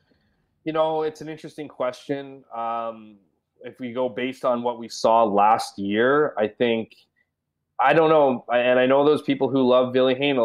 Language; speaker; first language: English; native; English